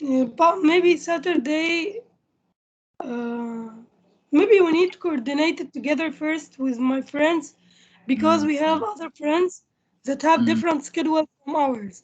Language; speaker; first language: English; non-native, fluent; Indonesian